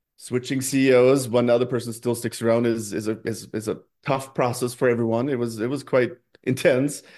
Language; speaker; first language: English; non-native, fluent; Norwegian